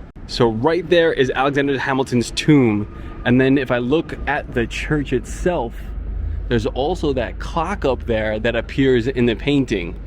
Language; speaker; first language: English; native; English